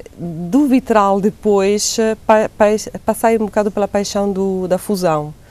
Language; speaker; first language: Portuguese; non-native, fluent; Italian